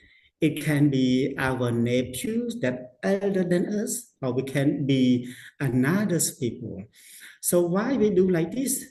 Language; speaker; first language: English; non-native, learner; Khmer